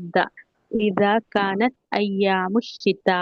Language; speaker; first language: Arabic; non-native, learner; Urdu